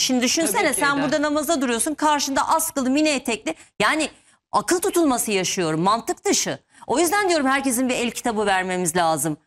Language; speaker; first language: Turkish; native; Turkish